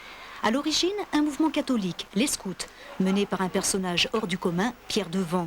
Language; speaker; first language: French; native; French